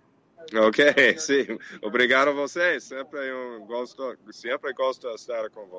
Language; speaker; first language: Portuguese; non-native, fluent; English